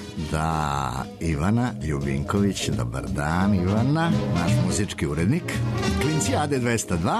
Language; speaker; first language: Serbian; native; Serbian